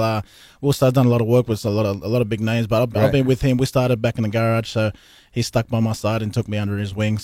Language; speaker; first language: English; native; English